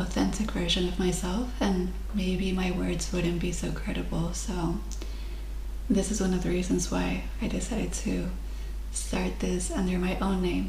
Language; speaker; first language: English; non-native, fluent; Spanish